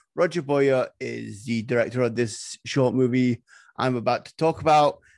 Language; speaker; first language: English; native; English